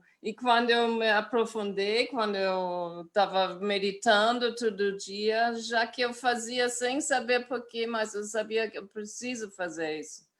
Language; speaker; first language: Portuguese; non-native, fluent; German